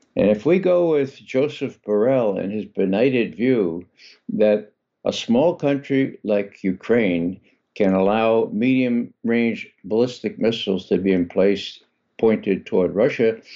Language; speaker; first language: English; native; English